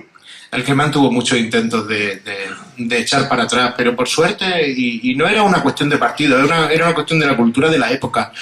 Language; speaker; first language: Spanish; native; Spanish